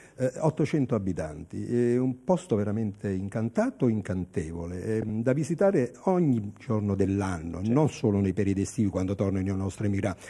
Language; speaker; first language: Italian; native; Italian